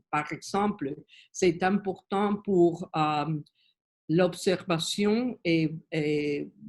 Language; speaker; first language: French; non-native, learner; Spanish